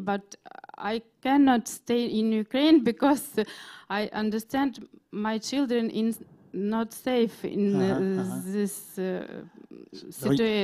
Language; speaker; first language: English; non-native, learner; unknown